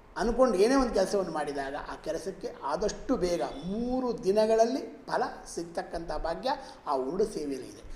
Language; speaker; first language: Kannada; native; Kannada